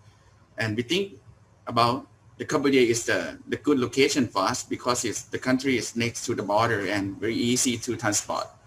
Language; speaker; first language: English; non-native, learner; Thai